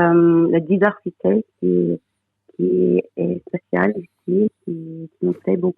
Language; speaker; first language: French; non-native, fluent; English